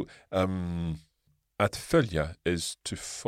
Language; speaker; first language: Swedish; non-native, learner; English